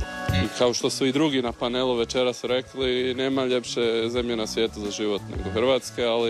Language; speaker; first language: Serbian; early bilingual, heritage; Serbian